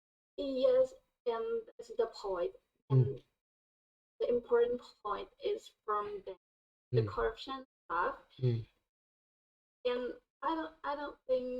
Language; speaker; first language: English; non-native, fluent; Thai